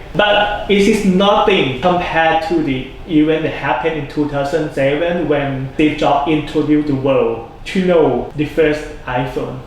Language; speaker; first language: English; non-native, fluent; Thai